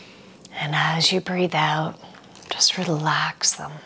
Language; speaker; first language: English; native; English